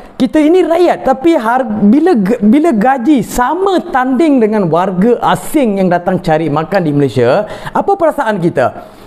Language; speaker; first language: Malay; non-native, local second language; Tamil